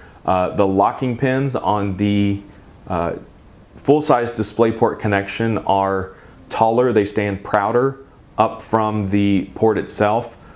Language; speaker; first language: English; native; English